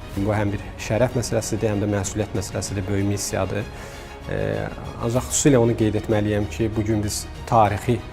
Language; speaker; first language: Azerbaijani; native; Azerbaijani